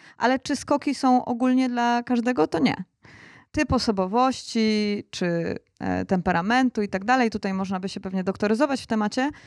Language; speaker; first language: Polish; native; Polish